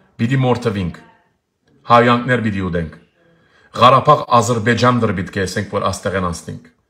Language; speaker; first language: Armenian; early bilingual, heritage; Armenian